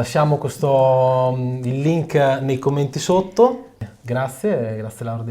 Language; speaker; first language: Italian; native; Italian